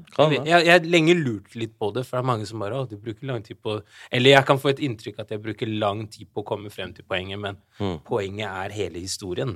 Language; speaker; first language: Norwegian; early bilingual, other home language; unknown